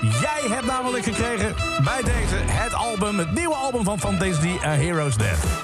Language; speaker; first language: Dutch; native; Dutch